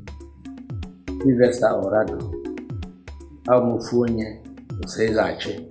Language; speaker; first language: Igbo; native; Igbo